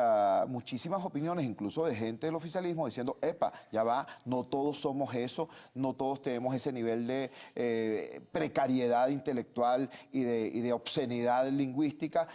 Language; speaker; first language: Spanish; native; Spanish